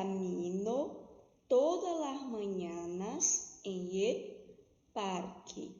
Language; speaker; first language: Spanish; non-native, fluent; Portuguese